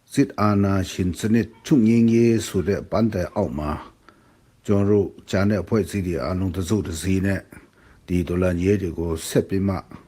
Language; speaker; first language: Burmese; non-native, local second language; Kachin